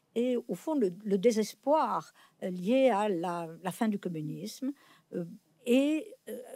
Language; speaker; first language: French; native; French